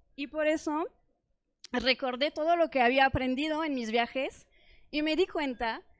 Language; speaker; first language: Spanish; non-native, fluent; French